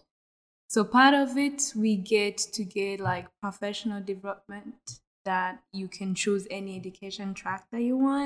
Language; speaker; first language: English; non-native, local second language; Kinyarwanda